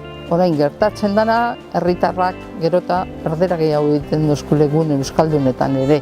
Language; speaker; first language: Basque; native; Basque